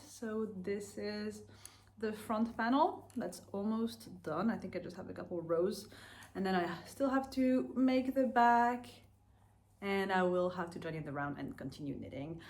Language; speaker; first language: English; non-native, fluent; French